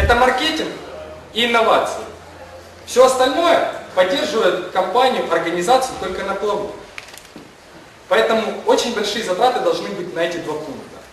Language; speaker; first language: Russian; non-native, local second language; Ukrainian